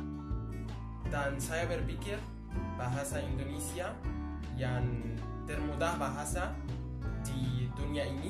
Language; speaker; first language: Indonesian; non-native, learner; Arabic